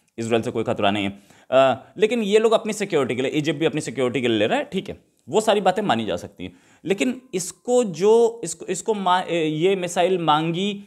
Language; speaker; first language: Hindi; native; Hindi